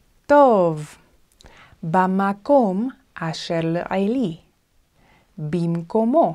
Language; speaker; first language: Hebrew; non-native, fluent; English